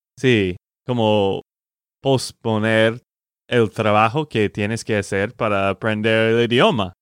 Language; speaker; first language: Spanish; non-native, fluent; English